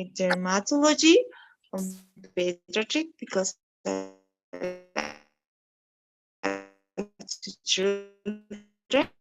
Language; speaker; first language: English; non-native, learner; Spanish